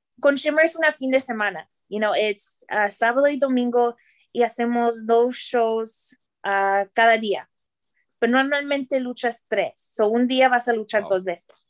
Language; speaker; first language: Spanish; early bilingual, heritage; Spanish